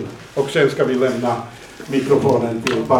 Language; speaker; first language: Swedish; non-native, fluent; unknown